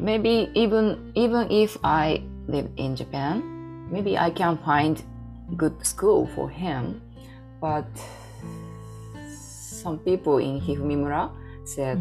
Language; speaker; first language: English; non-native, learner; Japanese